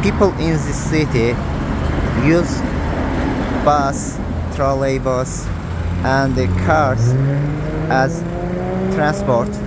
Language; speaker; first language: English; non-native, learner; Azerbaijani